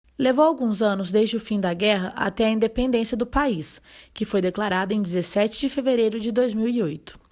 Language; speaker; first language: Portuguese; native; Portuguese